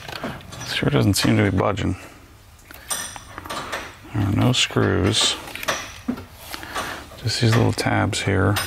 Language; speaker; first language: English; native; English